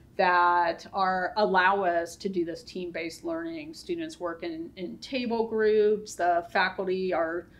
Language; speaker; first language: English; native; English